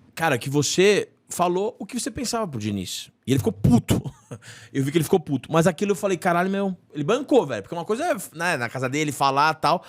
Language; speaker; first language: Portuguese; native; Portuguese